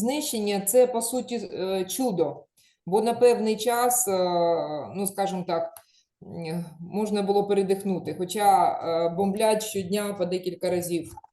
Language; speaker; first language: Ukrainian; native; Ukrainian